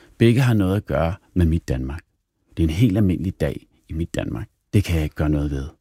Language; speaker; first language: Danish; early bilingual, other home language; Arabic